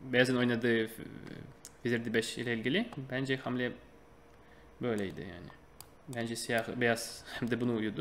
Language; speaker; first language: Turkish; non-native, fluent; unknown